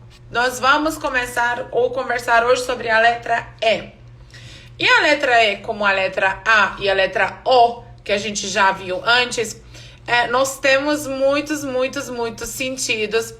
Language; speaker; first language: Portuguese; non-native, fluent; English